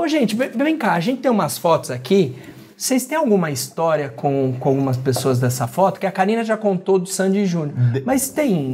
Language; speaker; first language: Portuguese; native; Portuguese